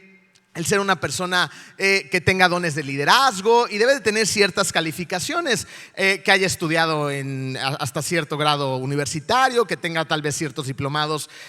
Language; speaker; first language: Spanish; native; Spanish